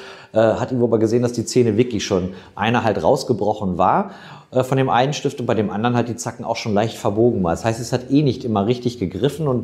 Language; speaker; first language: German; native; German